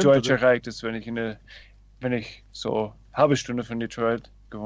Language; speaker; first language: German; non-native, fluent; English